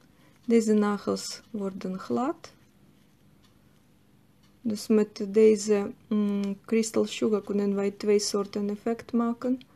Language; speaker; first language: Dutch; non-native, learner; Russian